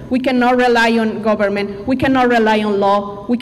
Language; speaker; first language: English; non-native, fluent; Spanish